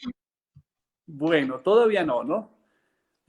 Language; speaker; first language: Spanish; native; Spanish